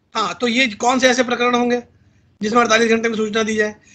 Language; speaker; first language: Hindi; native; Hindi